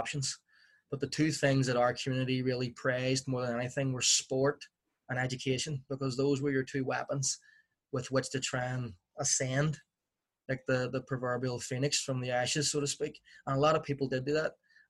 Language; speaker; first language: English; native; English